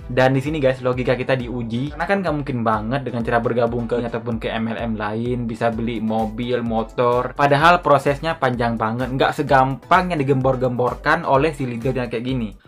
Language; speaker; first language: Indonesian; native; Indonesian